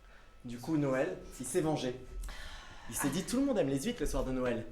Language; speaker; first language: French; native; French